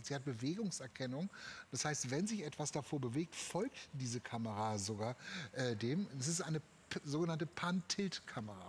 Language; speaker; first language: German; native; German